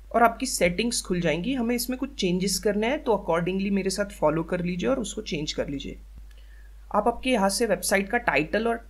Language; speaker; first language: Hindi; native; Hindi